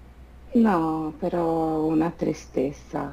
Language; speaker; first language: Spanish; non-native, fluent; Italian